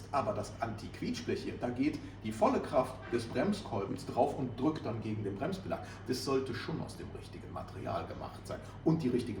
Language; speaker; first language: German; native; German